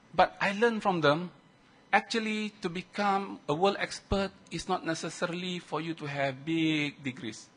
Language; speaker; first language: English; non-native, local second language; Malay